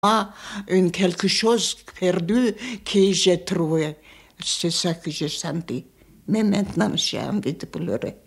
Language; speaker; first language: French; non-native, fluent; Armenian